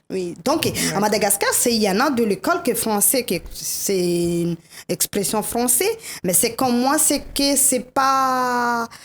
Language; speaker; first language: French; non-native, local second language; Malagasy